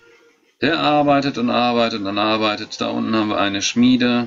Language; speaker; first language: German; native; German